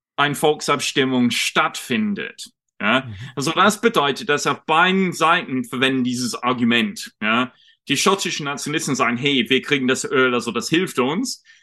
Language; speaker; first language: German; non-native, fluent; English